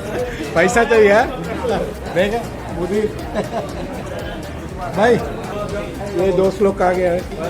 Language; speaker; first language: Hindi; non-native, local second language; Sinhala